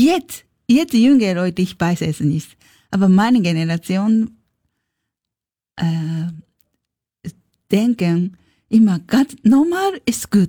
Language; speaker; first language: German; non-native, learner; Japanese